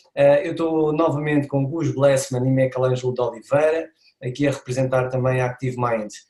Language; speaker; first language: Portuguese; native; Portuguese